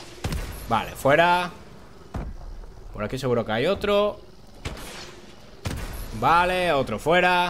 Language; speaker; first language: Spanish; native; Spanish